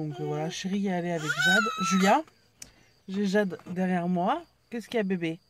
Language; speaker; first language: French; native; French